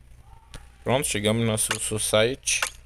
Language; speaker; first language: Portuguese; native; Portuguese